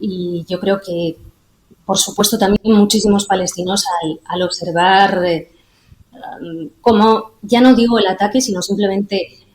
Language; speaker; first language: Spanish; native; Spanish